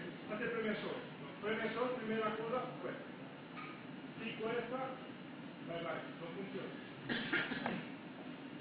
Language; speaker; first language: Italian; non-native, learner; Romanian